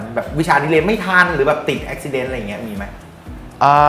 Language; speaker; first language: Thai; native; Thai